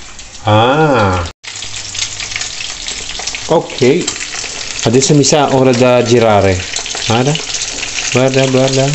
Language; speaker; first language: Italian; non-native, learner; Filipino